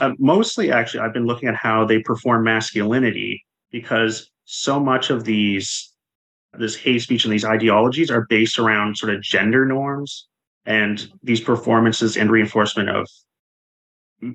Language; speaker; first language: English; native; English